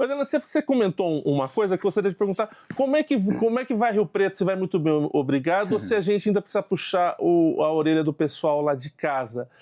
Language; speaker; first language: Portuguese; native; Portuguese